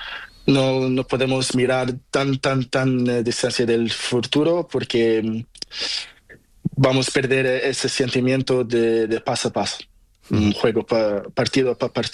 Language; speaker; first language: Spanish; non-native, learner; Portuguese